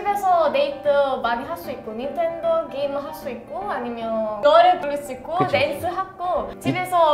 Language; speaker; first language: Korean; non-native, learner; Italian